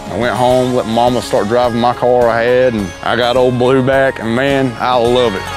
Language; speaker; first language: English; native; English